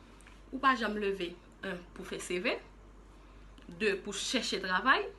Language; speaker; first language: French; non-native, local second language; Haitian Creole